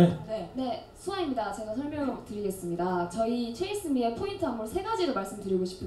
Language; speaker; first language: Korean; native; Korean